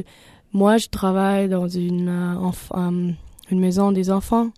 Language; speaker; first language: French; non-native, learner; German